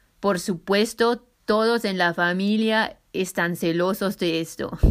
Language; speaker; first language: Spanish; non-native, fluent; German